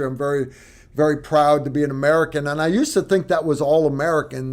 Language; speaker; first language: English; native; English